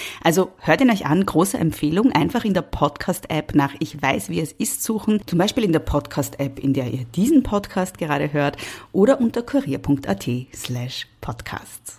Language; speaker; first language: German; native; German